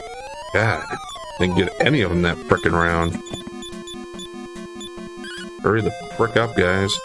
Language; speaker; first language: English; native; English